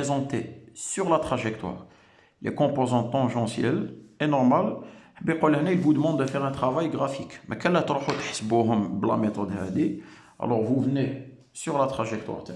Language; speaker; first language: French; non-native, local second language; Arabic